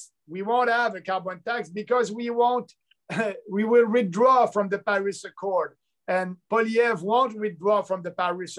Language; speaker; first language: English; non-native, local second language; French